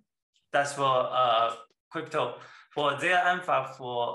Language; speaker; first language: German; non-native, learner; Chinese